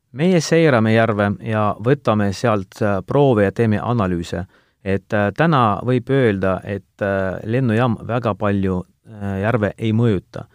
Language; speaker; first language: Estonian; non-native, local second language; Russian